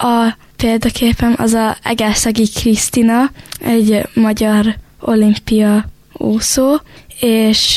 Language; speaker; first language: Hungarian; early bilingual, heritage; Hungarian